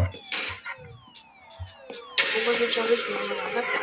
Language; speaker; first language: French; native; French